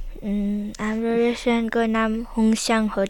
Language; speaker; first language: Nepali; early bilingual, other home language; Chinese